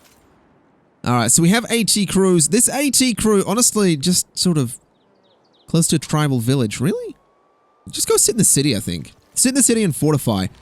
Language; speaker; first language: English; native; English